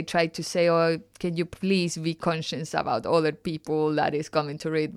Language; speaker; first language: English; non-native, fluent; Spanish